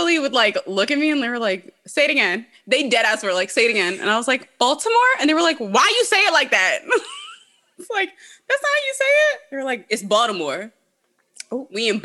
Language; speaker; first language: English; native; English